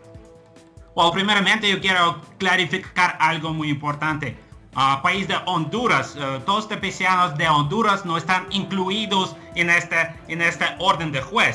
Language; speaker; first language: Spanish; non-native, fluent; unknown